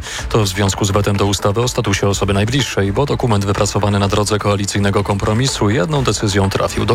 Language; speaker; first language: Polish; native; Polish